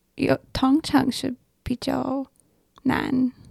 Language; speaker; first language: Chinese; non-native, learner; English